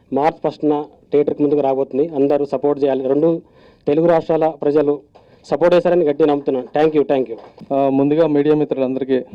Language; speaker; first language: Telugu; native; Telugu